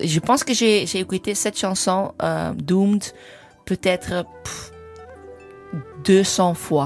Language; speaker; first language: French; non-native, learner; English